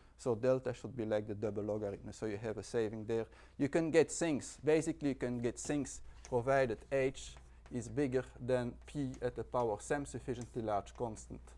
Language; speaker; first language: English; non-native, fluent; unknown